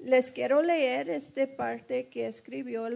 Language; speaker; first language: Spanish; early bilingual, heritage; English